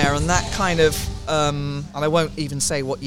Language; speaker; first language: English; native; English